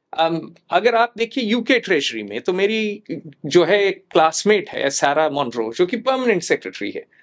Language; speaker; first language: Hindi; native; Hindi